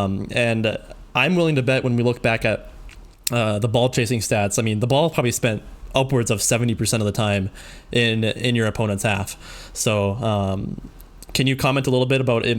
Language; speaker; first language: English; native; English